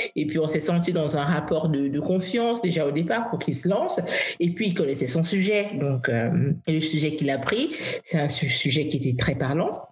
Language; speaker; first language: French; early bilingual, heritage; English